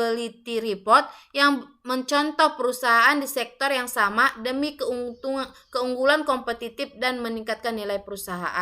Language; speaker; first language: Indonesian; native; Indonesian